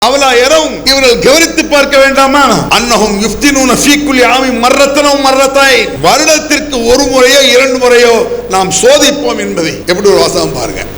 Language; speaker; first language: Tamil; native; Tamil